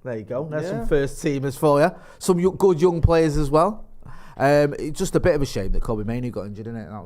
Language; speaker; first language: English; native; English